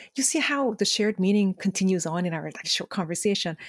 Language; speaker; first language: English; non-native, fluent; Korean